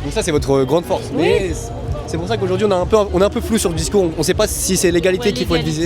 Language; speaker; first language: French; native; French